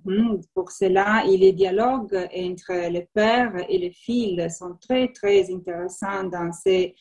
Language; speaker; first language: French; non-native, learner; Italian